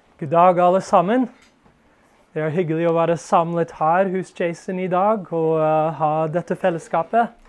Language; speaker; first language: Norwegian; non-native, fluent; English